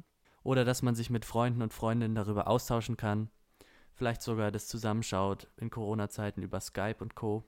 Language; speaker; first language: German; native; German